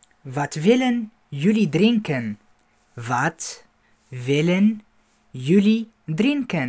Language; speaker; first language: Dutch; non-native, fluent; Arabic